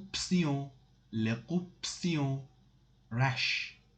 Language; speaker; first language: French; non-native, fluent; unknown